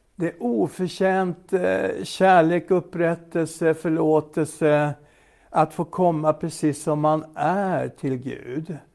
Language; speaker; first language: Swedish; native; Swedish